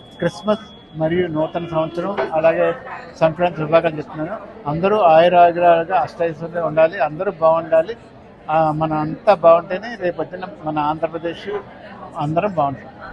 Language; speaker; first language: Telugu; native; Telugu